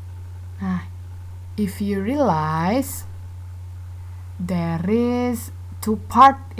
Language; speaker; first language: English; non-native, learner; Indonesian